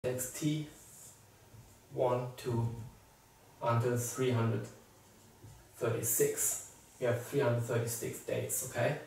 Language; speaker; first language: English; non-native, fluent; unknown